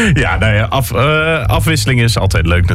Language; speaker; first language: Dutch; native; Dutch